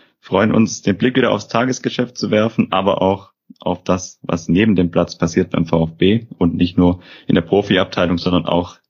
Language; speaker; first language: German; native; German